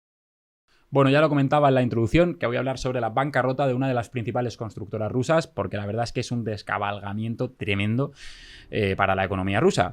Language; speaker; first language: Spanish; native; Spanish